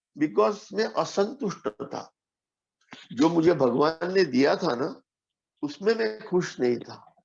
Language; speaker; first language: Hindi; non-native, local second language; Marathi